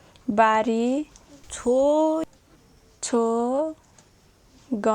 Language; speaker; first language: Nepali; non-native, local second language; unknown